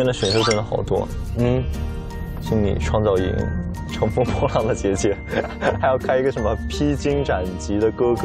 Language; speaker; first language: Chinese; native; Chinese